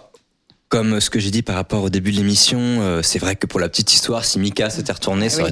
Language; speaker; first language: French; native; French